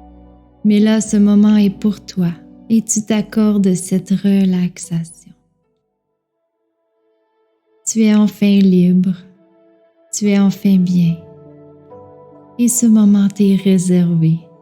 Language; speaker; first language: French; native; French